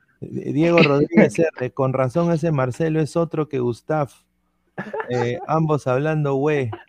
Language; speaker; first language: Spanish; native; Spanish